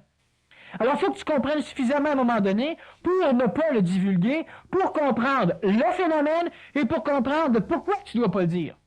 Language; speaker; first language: French; native; French